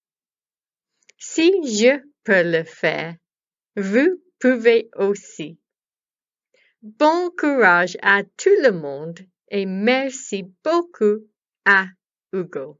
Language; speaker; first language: French; non-native, learner; English